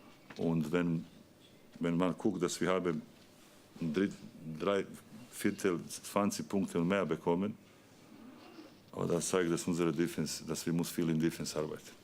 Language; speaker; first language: German; non-native, learner; Bosnian